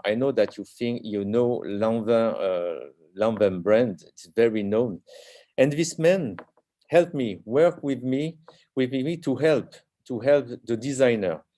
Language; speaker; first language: English; non-native, learner; French